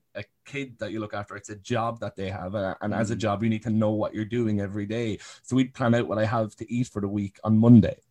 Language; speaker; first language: English; native; English